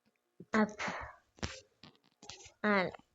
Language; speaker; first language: French; native; French